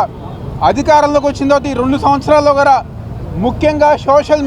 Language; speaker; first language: Telugu; native; Telugu